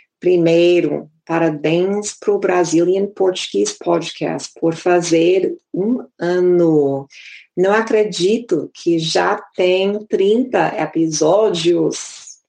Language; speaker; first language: Portuguese; non-native, fluent; English